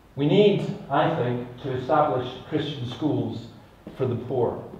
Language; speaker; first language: English; native; English